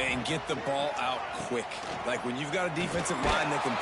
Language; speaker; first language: English; native; English